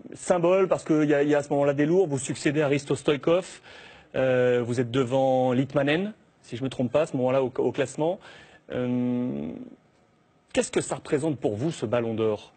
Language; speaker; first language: French; native; French